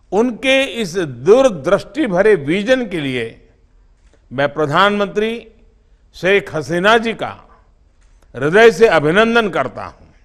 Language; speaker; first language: Hindi; non-native, local second language; Gujarati